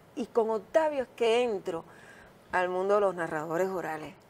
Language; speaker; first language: Spanish; native; Spanish